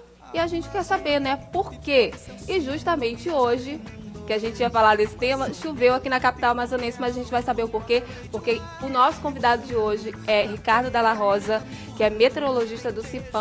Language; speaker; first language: Portuguese; native; Portuguese